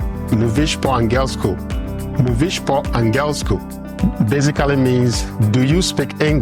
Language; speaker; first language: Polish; non-native, learner; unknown